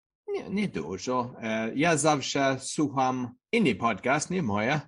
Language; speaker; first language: Polish; non-native, learner; English